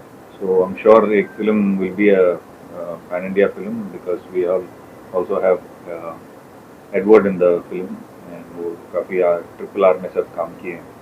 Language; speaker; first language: Hindi; non-native, local second language; Tamil